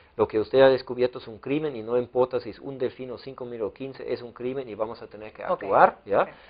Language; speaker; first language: Spanish; non-native, fluent; German